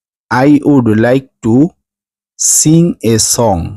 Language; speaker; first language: English; non-native, fluent; Bangla